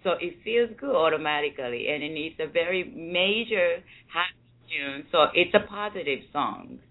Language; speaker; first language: English; non-native, fluent; Japanese